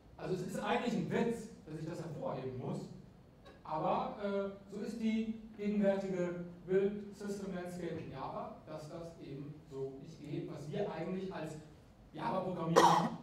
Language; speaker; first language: German; native; German